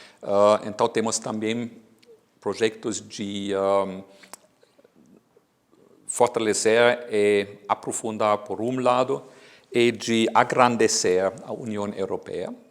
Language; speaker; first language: Portuguese; non-native, fluent; German